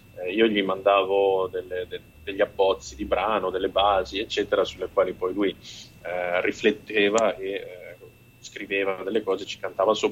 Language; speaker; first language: Italian; native; Italian